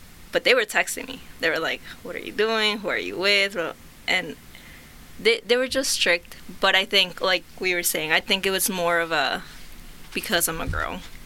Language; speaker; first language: English; early bilingual, other home language; Spanish